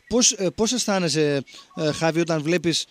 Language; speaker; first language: Greek; native; Greek